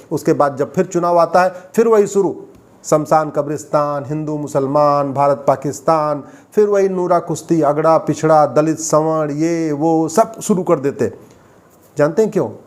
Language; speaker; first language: Hindi; native; Hindi